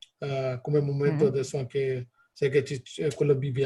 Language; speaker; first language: Italian; non-native, learner; Hindi